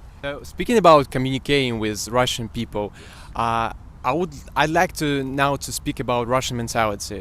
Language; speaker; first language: English; non-native, fluent; Russian